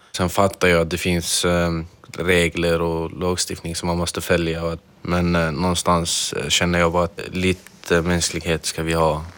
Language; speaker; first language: Swedish; non-native, fluent; Arabic